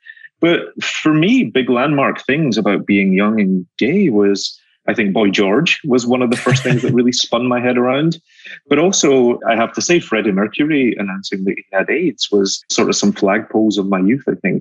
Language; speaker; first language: English; native; English